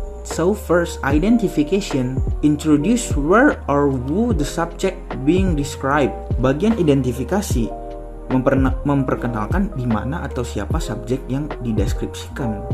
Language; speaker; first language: English; non-native, learner; Indonesian